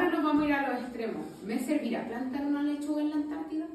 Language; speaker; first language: Spanish; native; Spanish